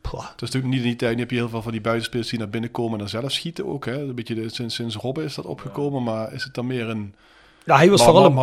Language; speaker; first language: Dutch; native; Dutch